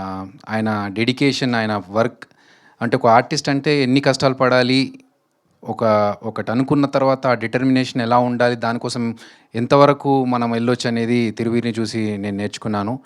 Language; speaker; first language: Telugu; native; Telugu